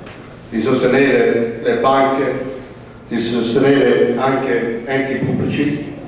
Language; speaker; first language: Italian; native; Italian